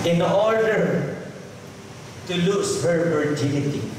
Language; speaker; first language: English; non-native, local second language; Filipino